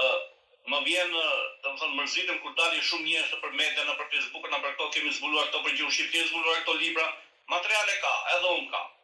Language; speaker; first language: Albanian; native; Albanian